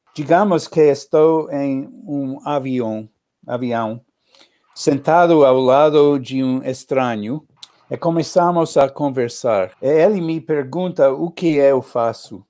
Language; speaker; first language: Portuguese; non-native, learner; English